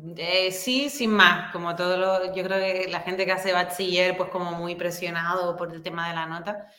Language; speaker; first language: Spanish; native; Spanish